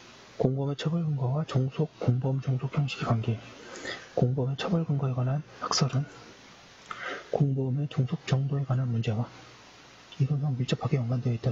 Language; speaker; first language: Korean; native; Korean